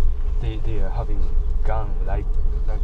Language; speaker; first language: English; non-native, learner; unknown